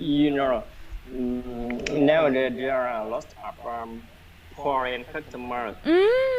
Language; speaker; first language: English; non-native, learner; Vietnamese